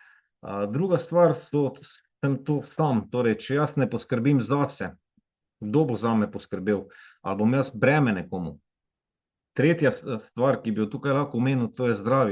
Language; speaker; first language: Slovenian; native; Slovenian